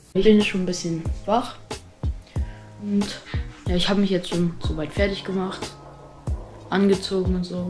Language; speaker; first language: German; native; German